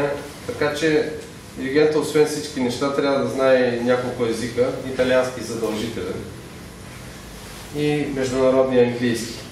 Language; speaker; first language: Bulgarian; native; Bulgarian